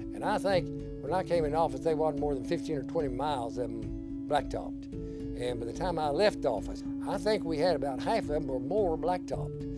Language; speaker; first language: English; native; English